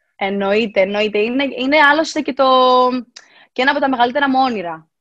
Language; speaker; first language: Greek; native; Greek